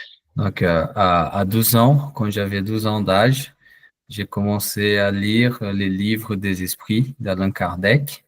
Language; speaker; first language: French; non-native, fluent; Portuguese